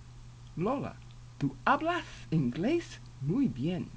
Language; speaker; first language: Spanish; non-native, fluent; English